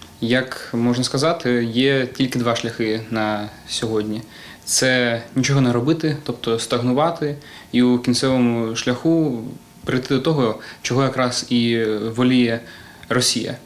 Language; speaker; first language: Ukrainian; native; Ukrainian